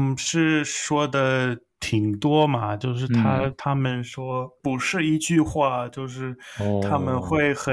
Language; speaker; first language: Chinese; non-native, fluent; English